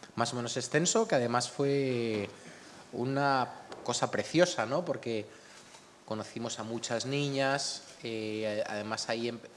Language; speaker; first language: Spanish; native; Spanish